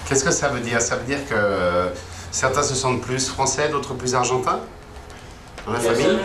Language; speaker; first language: French; native; French